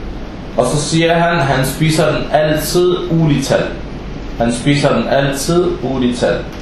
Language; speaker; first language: Danish; non-native, fluent; Arabic